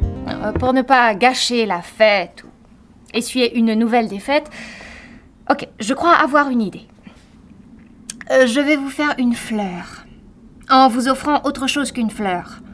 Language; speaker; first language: French; native; French